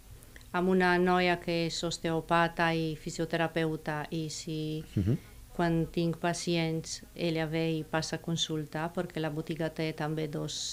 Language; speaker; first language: Catalan; non-native, fluent; Romanian